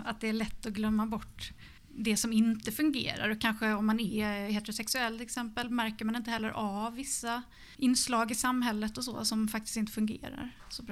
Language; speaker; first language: Swedish; native; Swedish